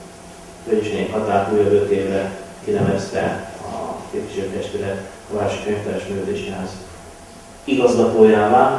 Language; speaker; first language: Hungarian; native; Hungarian